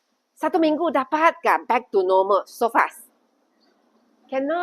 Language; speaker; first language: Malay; non-native, local second language; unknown